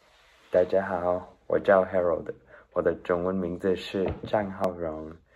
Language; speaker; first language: Chinese; non-native, learner; Spanish